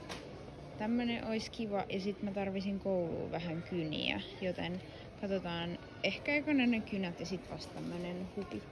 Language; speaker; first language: Finnish; native; Finnish